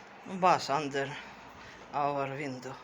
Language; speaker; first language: English; non-native, learner; Russian